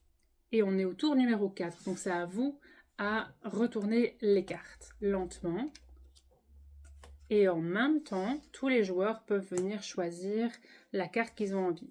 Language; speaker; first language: French; native; French